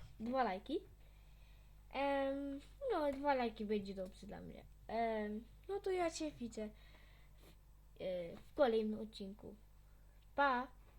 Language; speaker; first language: Polish; early bilingual, heritage; Polish